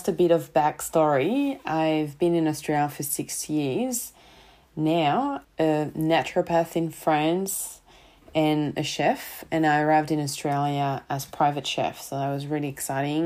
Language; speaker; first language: English; non-native, fluent; French